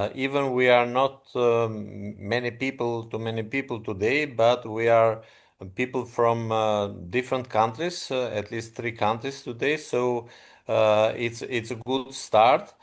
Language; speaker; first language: English; non-native, fluent; Albanian